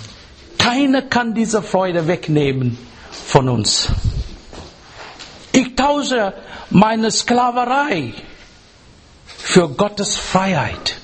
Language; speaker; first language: German; non-native, fluent; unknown